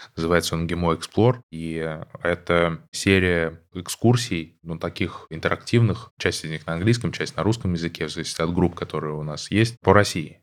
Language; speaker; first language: Russian; native; Russian